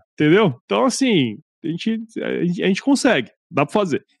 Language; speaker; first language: Portuguese; native; Portuguese